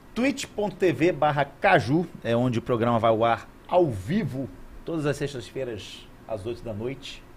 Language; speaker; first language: Portuguese; native; Portuguese